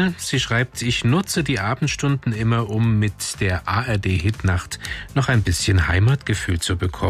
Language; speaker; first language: German; native; German